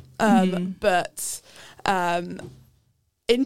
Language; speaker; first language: English; native; English